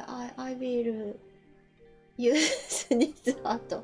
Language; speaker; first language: English; non-native, learner; Japanese